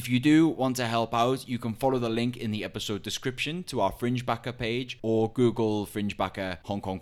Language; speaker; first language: English; native; English